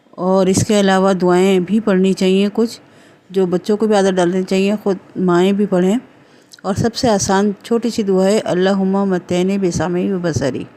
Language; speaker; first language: Urdu; native; Urdu